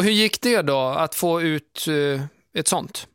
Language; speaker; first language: Swedish; native; Swedish